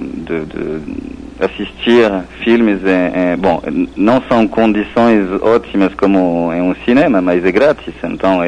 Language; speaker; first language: Portuguese; non-native, fluent; French